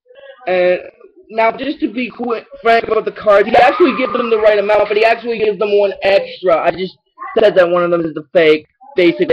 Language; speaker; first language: English; native; English